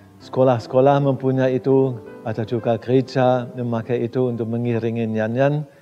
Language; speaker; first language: Indonesian; non-native, fluent; German